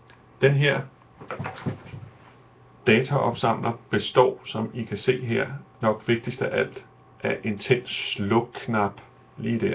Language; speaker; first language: Danish; native; Danish